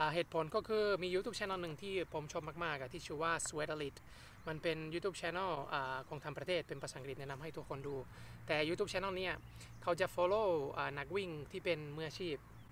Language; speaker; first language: Thai; non-native, fluent; Spanish